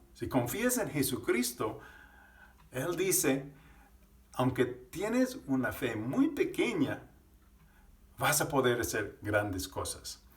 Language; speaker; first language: Spanish; non-native, fluent; English